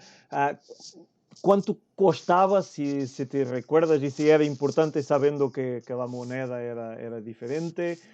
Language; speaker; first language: Spanish; non-native, fluent; Portuguese